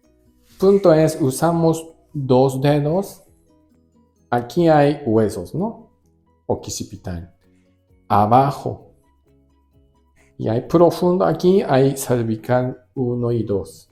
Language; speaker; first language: Spanish; non-native, learner; Japanese